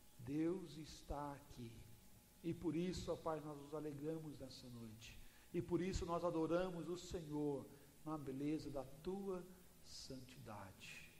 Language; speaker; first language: Portuguese; native; Portuguese